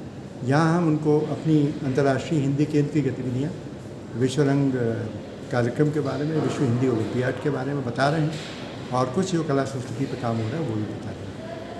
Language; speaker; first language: Hindi; native; Hindi